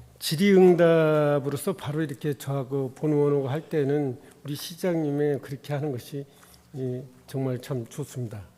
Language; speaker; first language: Korean; native; Korean